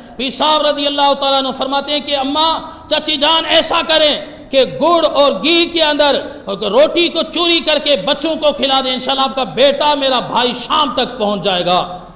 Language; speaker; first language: Urdu; non-native, local second language; Sindhi